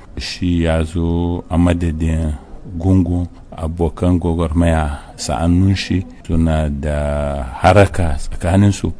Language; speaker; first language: Hausa; non-native, local second language; Arabic